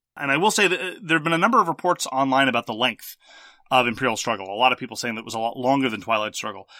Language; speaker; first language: English; early bilingual, other home language; French